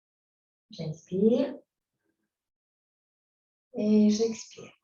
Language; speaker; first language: French; native; French